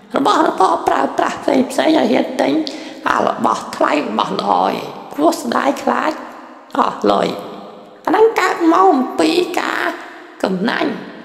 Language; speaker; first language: Khmer; native; Khmer